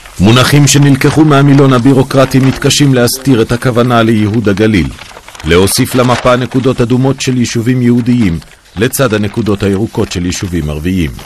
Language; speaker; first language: Hebrew; native; Hebrew